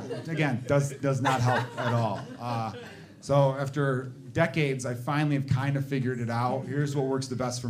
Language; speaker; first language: English; native; English